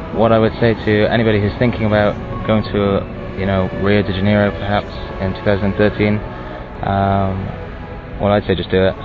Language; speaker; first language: English; native; English